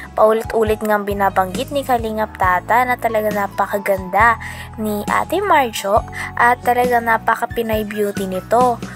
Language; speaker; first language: Filipino; native; Filipino